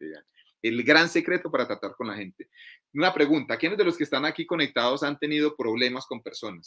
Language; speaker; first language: Spanish; native; Spanish